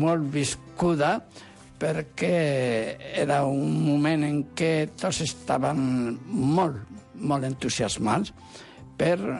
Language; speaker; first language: Catalan; non-native, local second language; Spanish